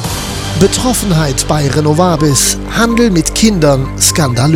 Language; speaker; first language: German; native; German